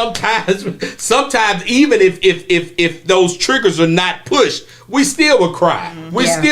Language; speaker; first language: English; native; English